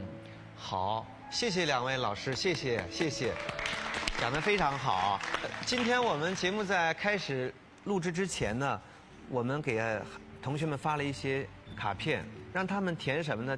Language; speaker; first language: Chinese; native; Chinese